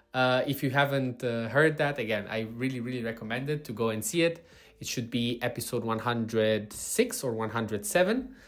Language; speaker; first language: English; non-native, fluent; Italian